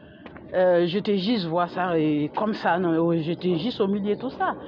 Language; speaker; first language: French; non-native, fluent; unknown